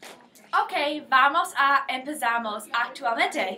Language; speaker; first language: Spanish; non-native, learner; English